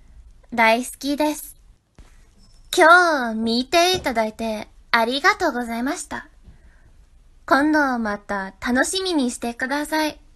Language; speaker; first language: Japanese; non-native, learner; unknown